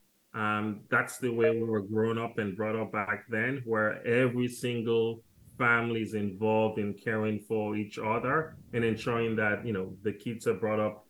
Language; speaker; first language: English; non-native, local second language; Krio